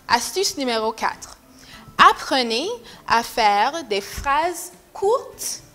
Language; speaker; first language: French; non-native, fluent; English